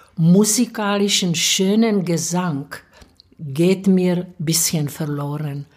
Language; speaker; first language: German; non-native, fluent; Czech